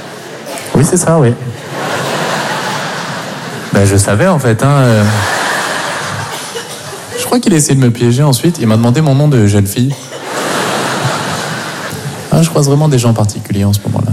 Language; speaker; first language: French; native; French